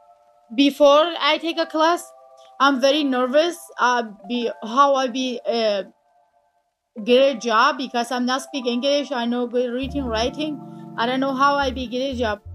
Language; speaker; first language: English; non-native, learner; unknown